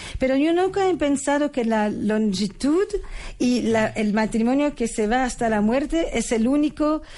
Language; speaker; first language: Spanish; non-native, fluent; French